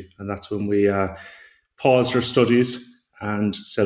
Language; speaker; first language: English; native; English